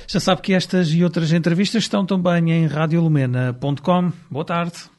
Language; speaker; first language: Portuguese; native; Portuguese